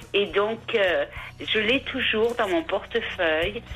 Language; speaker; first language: French; native; French